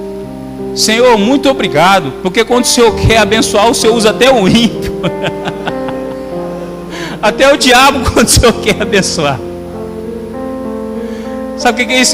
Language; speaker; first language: Portuguese; native; Portuguese